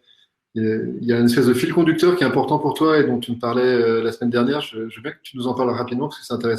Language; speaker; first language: French; native; French